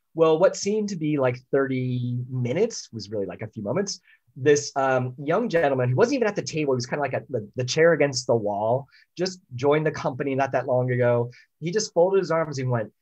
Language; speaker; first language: English; native; English